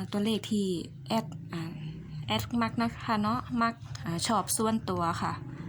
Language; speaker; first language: Thai; native; Thai